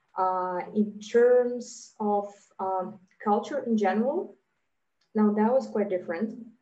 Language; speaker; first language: English; non-native, fluent; Latvian